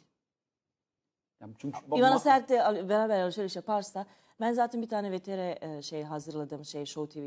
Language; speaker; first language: Turkish; non-native, learner; Serbian